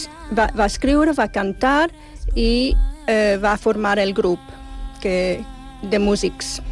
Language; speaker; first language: Catalan; non-native, learner; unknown